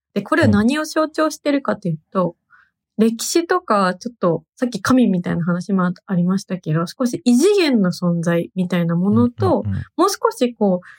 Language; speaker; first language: Japanese; native; Japanese